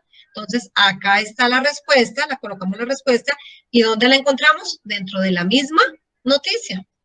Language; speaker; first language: Spanish; native; Spanish